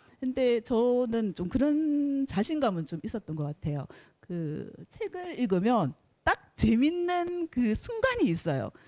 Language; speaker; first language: Korean; native; Korean